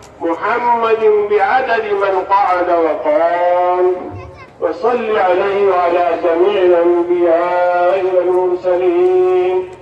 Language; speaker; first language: Arabic; non-native, fluent; Urdu